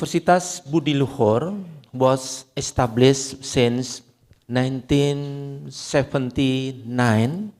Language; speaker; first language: English; non-native, learner; Indonesian